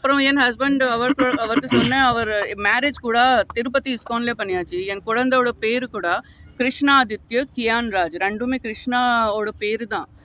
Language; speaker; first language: Tamil; non-native, learner; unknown